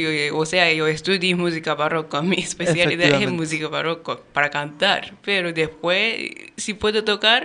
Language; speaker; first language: Spanish; non-native, learner; Japanese